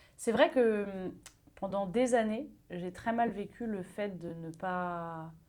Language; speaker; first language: French; early bilingual, other home language; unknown